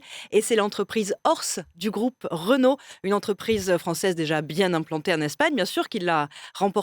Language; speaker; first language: French; native; French